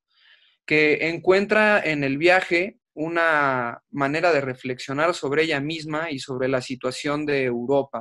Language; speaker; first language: Spanish; native; Spanish